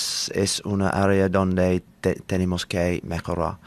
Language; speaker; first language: Spanish; non-native, learner; English